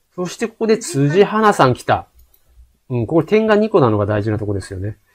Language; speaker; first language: Japanese; native; Japanese